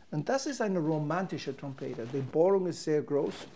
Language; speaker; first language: German; non-native, fluent; English